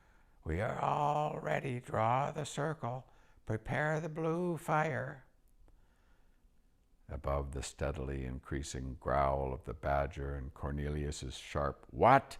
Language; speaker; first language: English; native; English